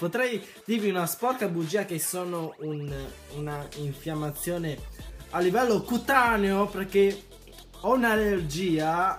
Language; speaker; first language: Italian; early bilingual, other home language; Chinese